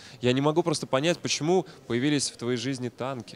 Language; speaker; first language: Russian; native; Russian